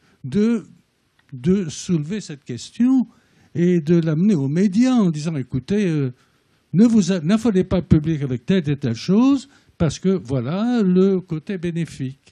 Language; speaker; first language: French; native; French